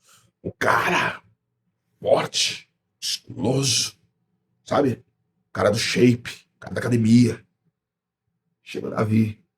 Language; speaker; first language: Portuguese; native; Portuguese